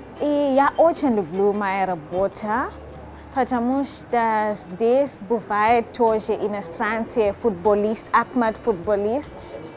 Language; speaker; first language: Russian; non-native, learner; Shona